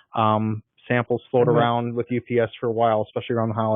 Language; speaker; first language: English; native; English